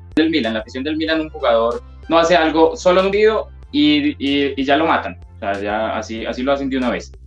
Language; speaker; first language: Spanish; native; Spanish